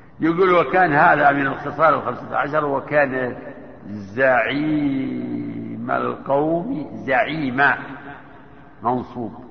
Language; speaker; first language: Arabic; native; Arabic